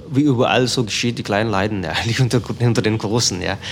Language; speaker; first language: German; non-native, fluent; Indonesian